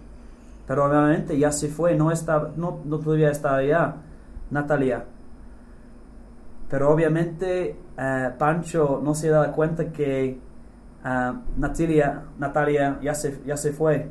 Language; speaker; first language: Spanish; non-native, fluent; English